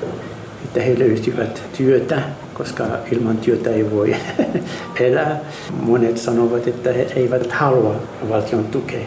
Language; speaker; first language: Finnish; non-native, learner; Arabic